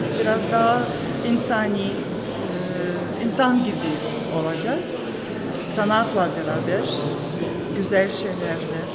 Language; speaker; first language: Turkish; non-native, learner; Russian